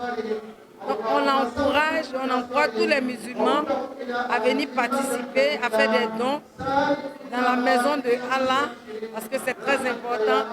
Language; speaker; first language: French; non-native, local second language; Dyula